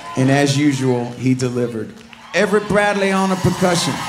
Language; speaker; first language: English; native; English